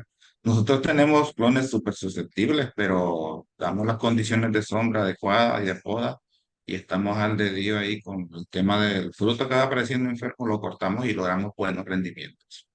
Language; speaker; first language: Spanish; native; Spanish